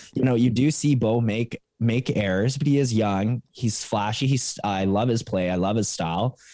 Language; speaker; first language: English; native; English